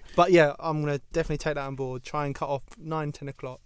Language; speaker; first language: English; native; English